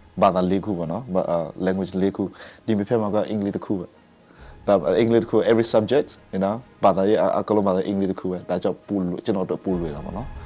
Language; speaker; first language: Burmese; non-native, local second language; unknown